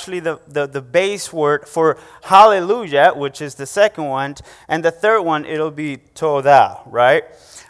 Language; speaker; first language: English; non-native, fluent; Spanish